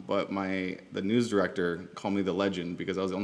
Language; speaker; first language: English; native; English